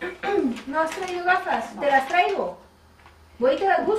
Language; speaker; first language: Spanish; non-native, fluent; French